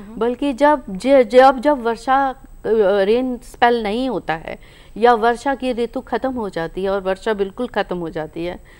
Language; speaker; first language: Hindi; native; Hindi